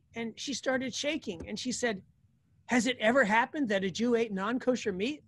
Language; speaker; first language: English; native; English